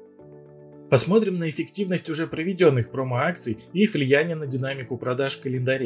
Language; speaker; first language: Russian; native; Russian